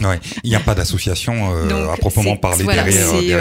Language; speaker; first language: French; native; French